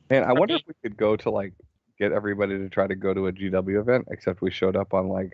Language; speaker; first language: English; native; English